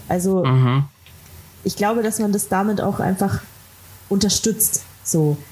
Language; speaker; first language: German; native; German